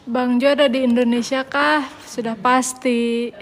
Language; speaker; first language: Indonesian; native; Indonesian